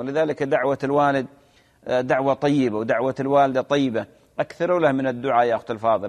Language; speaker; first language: Arabic; native; Arabic